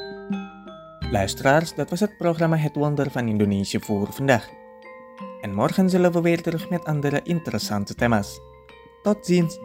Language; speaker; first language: Dutch; non-native, fluent; Indonesian